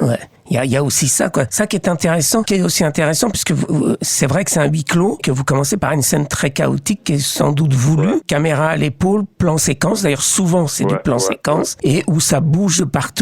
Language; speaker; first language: French; native; French